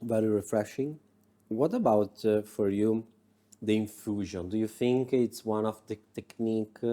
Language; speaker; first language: English; non-native, learner; Italian